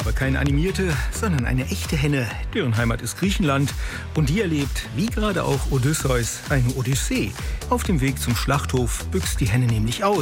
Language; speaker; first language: German; native; German